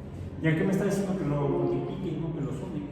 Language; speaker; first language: Spanish; native; Spanish